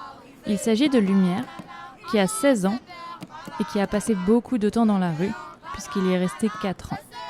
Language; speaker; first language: French; native; French